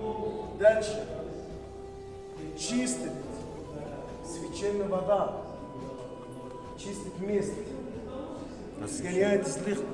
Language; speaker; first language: Russian; non-native, learner; Arabic